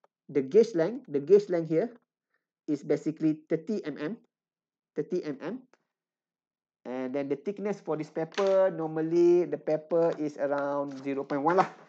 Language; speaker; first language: English; non-native, local second language; Malay